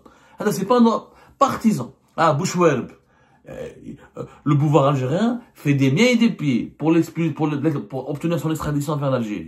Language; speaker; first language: French; non-native, local second language; Arabic